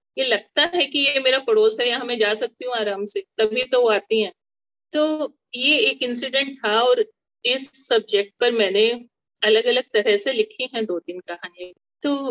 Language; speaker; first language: Hindi; native; Hindi